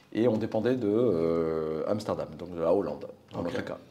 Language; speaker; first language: French; native; French